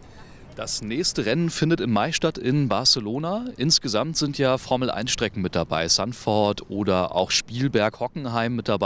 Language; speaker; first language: German; native; German